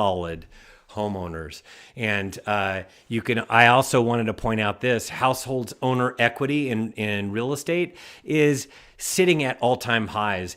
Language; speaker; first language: English; native; English